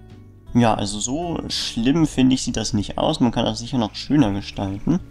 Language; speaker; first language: German; native; German